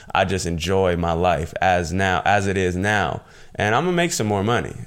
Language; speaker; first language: English; native; English